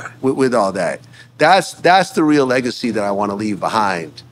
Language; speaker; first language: English; native; English